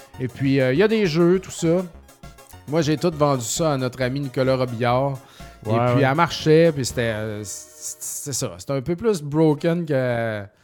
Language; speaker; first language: French; native; French